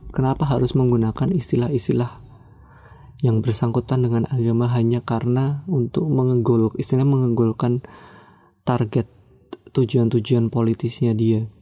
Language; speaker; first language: Indonesian; non-native, local second language; Javanese